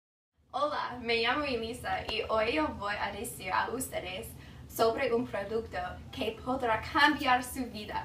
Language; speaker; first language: Spanish; non-native, learner; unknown